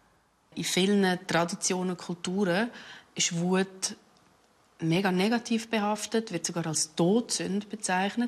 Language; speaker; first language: German; native; German